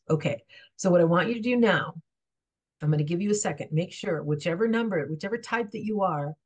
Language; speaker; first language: English; native; English